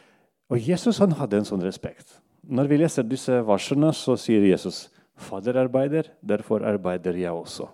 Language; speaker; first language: Norwegian; non-native, local second language; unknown